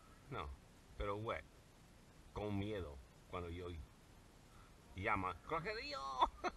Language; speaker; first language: Spanish; non-native, learner; English